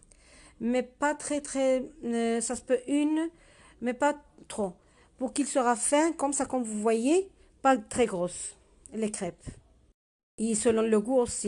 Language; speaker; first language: French; non-native, learner; Spanish